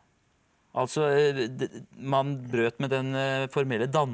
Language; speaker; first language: Norwegian; native; Norwegian